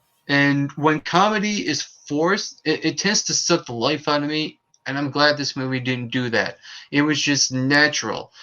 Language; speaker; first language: English; native; English